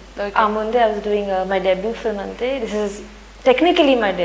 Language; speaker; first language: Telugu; non-native, learner; Hindi